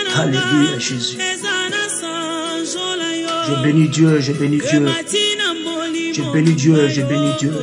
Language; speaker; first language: French; non-native, local second language; Lingala